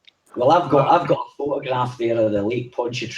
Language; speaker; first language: English; native; English